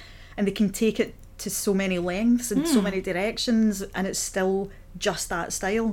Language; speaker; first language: English; native; English